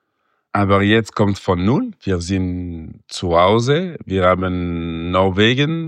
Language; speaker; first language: German; non-native, local second language; French